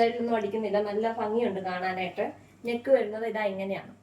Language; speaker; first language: Malayalam; native; Malayalam